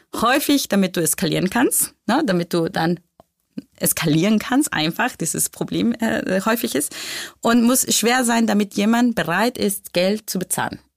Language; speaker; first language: German; non-native, fluent; Spanish